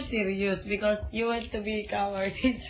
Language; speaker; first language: English; non-native, local second language; Filipino